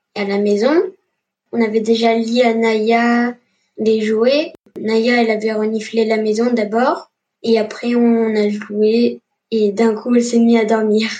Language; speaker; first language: French; native; French